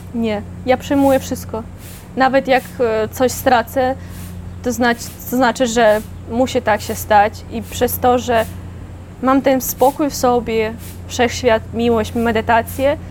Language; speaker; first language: Polish; non-native, fluent; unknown